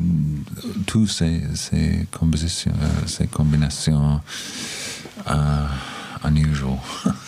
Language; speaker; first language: French; non-native, learner; English